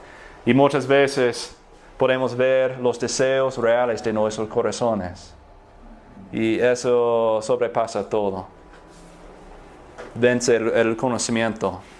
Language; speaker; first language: Spanish; non-native, fluent; English